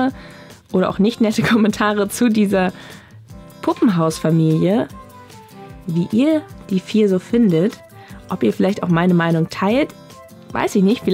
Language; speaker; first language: German; native; German